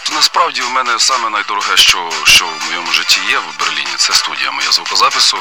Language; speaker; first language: Ukrainian; native; Ukrainian